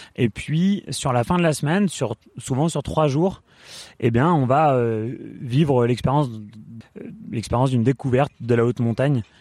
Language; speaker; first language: French; native; French